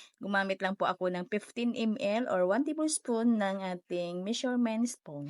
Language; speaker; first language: Filipino; non-native, local second language; Cebuano